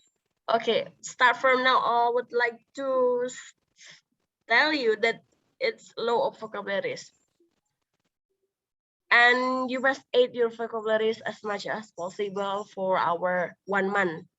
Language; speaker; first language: English; non-native, local second language; Indonesian